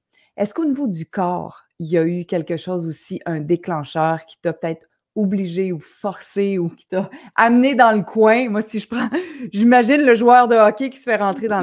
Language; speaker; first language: French; native; French